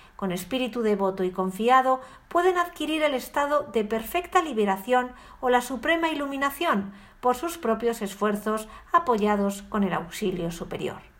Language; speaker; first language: Spanish; native; Spanish